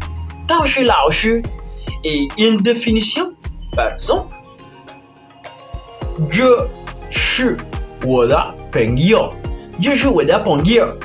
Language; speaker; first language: Chinese; non-native, learner; French